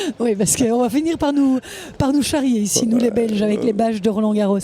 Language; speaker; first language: French; native; French